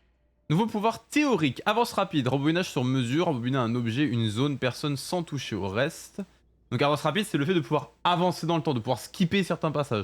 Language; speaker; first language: French; native; French